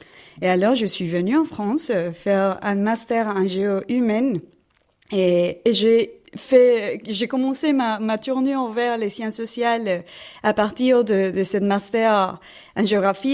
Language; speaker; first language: French; non-native, fluent; Spanish